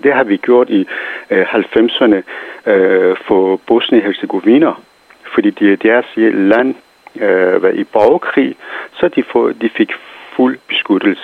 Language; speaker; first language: Danish; non-native, fluent; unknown